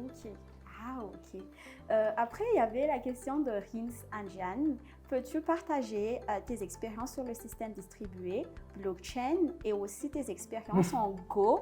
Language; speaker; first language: French; non-native, local second language; Malagasy